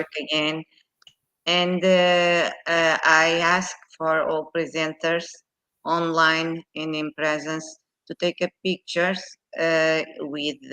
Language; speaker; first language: English; non-native, fluent; Portuguese